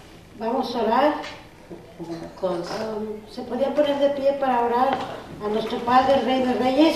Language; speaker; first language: Spanish; native; Spanish